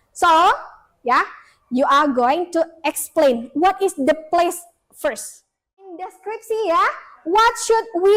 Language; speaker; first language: English; non-native, fluent; Indonesian